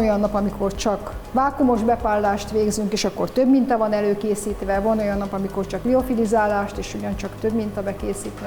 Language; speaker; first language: Hungarian; native; Hungarian